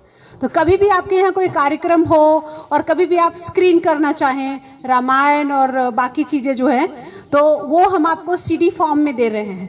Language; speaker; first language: Hindi; native; Hindi